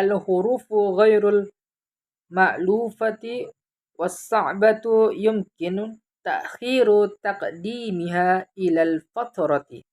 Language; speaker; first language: Arabic; non-native, fluent; Indonesian